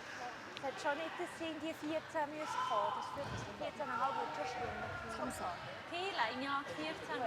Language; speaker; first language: German; native; German